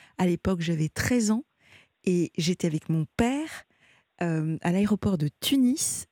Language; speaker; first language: French; native; French